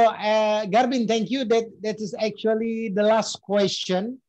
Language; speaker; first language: English; non-native, learner; Korean